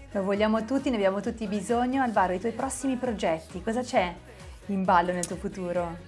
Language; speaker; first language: Italian; native; Italian